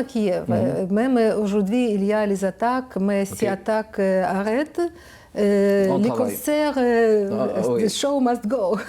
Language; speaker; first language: French; non-native, learner; Ukrainian